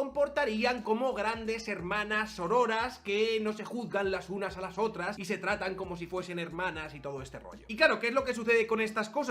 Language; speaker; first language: Spanish; native; Spanish